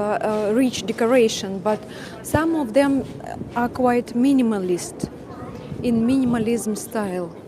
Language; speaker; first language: English; non-native, fluent; Russian